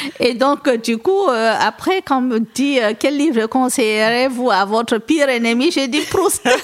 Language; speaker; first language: French; non-native, local second language; Fula